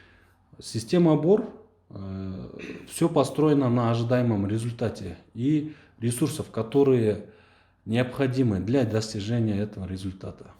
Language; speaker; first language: Russian; non-native, local second language; Kyrgyz